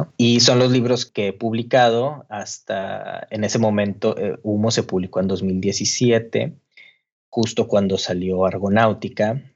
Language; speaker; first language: Spanish; native; Spanish